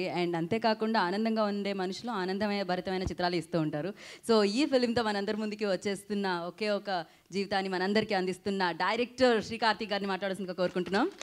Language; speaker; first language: Telugu; native; Telugu